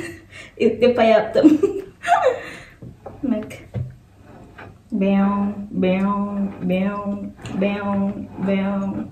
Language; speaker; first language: Turkish; non-native, learner; Filipino